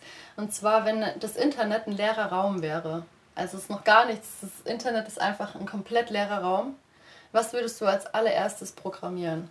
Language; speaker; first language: German; native; German